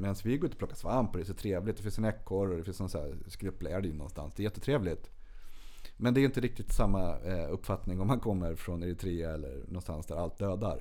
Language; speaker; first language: Swedish; native; Swedish